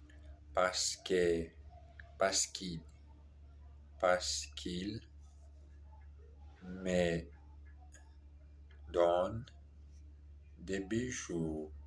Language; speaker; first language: French; non-native, learner; Portuguese